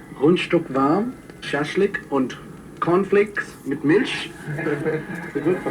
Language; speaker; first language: German; non-native, learner; English